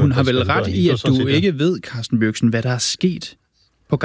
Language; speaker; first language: Danish; native; Danish